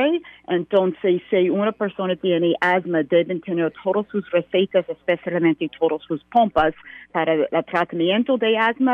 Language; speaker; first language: Spanish; non-native, learner; English